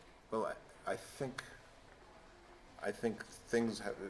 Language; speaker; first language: English; native; English